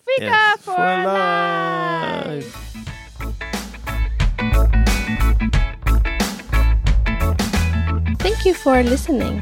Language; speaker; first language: English; non-native, fluent; German